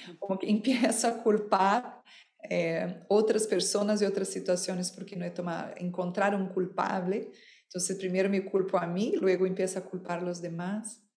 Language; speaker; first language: Spanish; non-native, fluent; Portuguese